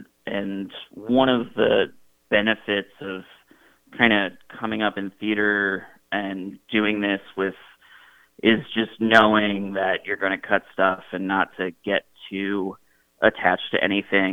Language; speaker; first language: English; native; English